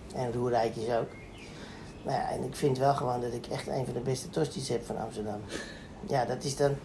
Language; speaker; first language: Dutch; native; Dutch